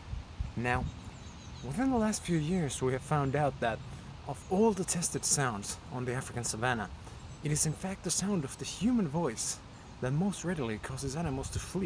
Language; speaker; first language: English; non-native, fluent; Finnish